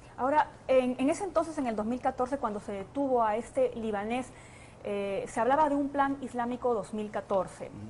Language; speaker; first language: Spanish; native; Spanish